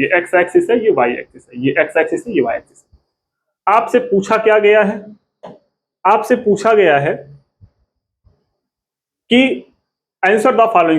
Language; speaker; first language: Hindi; native; Hindi